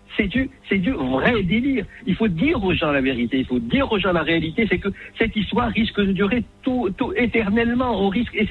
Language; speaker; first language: French; non-native, local second language; Arabic